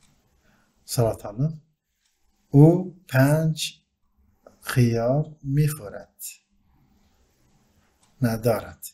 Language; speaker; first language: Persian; non-native, fluent; Turkish